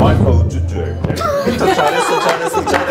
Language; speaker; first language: Korean; non-native, fluent; English